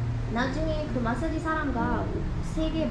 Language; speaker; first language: Korean; non-native, learner; Vietnamese